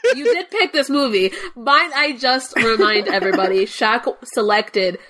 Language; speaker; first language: English; non-native, fluent; Spanish